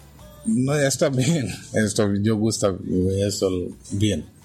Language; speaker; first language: Spanish; non-native, learner; Bangla